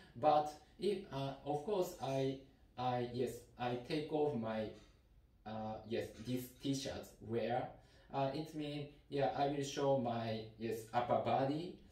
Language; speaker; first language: English; non-native, learner; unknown